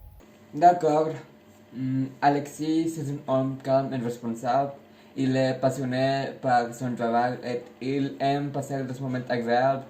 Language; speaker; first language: French; non-native, learner; Spanish